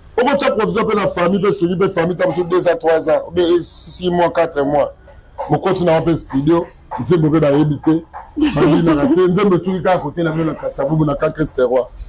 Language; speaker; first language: Lingala; native; Lingala